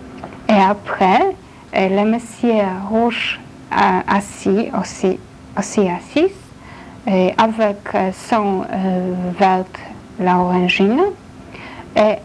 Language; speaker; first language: French; non-native, learner; Polish